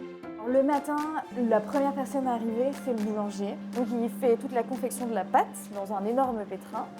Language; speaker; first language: French; native; French